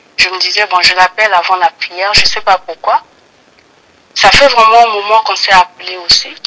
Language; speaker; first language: French; non-native, local second language; Lingala